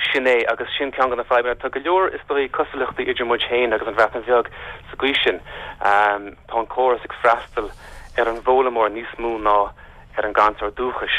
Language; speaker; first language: Irish; native; Irish